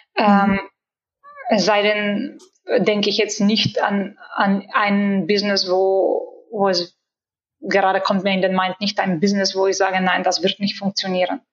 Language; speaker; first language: German; non-native, fluent; Bulgarian